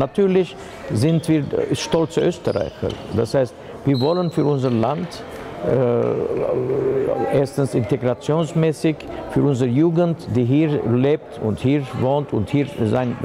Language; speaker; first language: German; non-native, fluent; Armenian